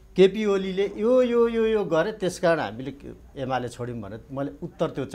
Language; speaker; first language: Nepali; native; Nepali